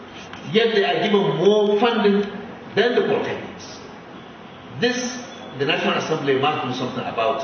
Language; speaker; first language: English; non-native, local second language; Hausa